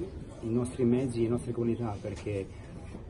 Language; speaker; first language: Italian; non-native, fluent; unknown